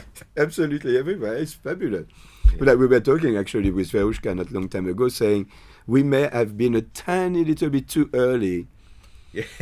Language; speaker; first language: English; non-native, fluent; French